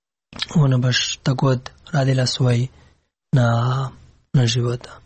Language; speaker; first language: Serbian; non-native, learner; Pashto